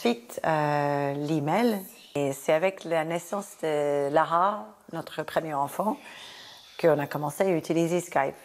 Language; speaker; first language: French; non-native, fluent; English